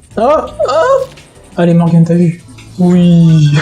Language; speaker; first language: French; native; French